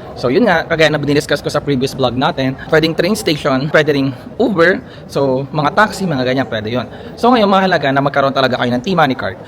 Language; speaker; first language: Filipino; native; Filipino